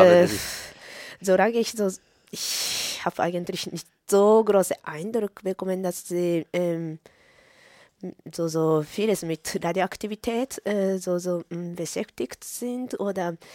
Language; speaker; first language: German; non-native, fluent; Japanese